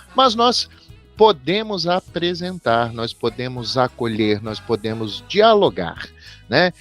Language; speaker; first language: Portuguese; native; Portuguese